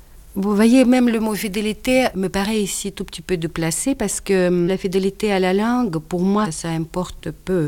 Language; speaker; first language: French; non-native, fluent; Russian